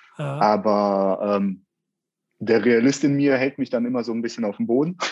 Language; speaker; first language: German; early bilingual, other home language; Russian